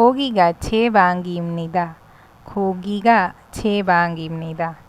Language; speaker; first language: Korean; non-native, fluent; Hindi